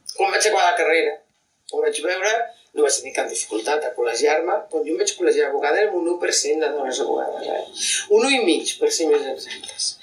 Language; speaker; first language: Catalan; native; Catalan